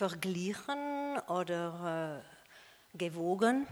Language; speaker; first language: German; non-native, fluent; French